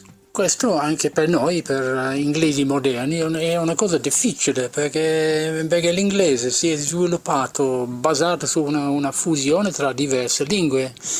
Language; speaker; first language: Italian; non-native, fluent; English